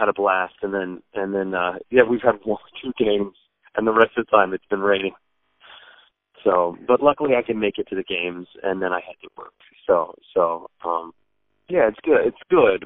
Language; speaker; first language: English; native; English